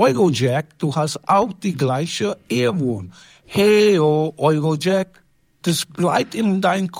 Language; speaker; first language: German; non-native, learner; English